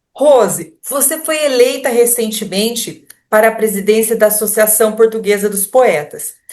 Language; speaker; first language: Portuguese; native; Portuguese